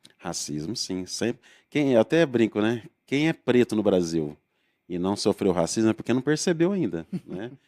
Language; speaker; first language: Portuguese; native; Portuguese